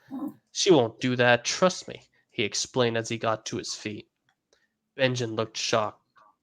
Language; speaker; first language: English; native; English